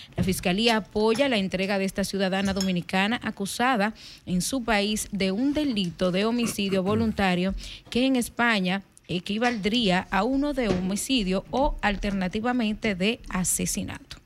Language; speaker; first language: Spanish; native; Spanish